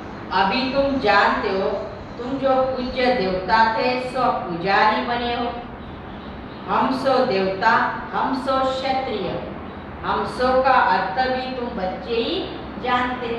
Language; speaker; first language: Hindi; non-native, local second language; Marathi